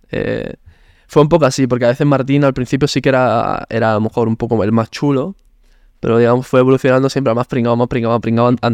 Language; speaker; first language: Spanish; early bilingual, other home language; Italian